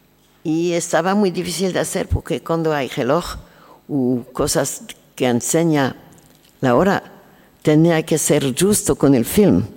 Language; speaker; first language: Spanish; non-native, learner; French